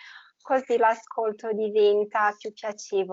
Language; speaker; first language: Italian; non-native, fluent; Portuguese